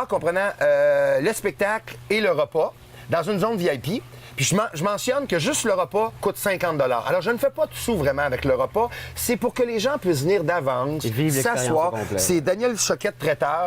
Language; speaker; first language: French; native; French